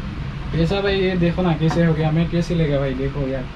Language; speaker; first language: Hindi; non-native, local second language; Assamese